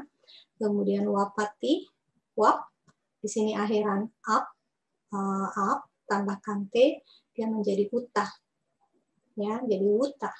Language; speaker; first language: Indonesian; native; Indonesian